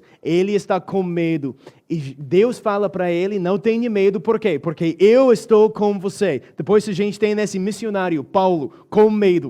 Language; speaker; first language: Portuguese; non-native, fluent; English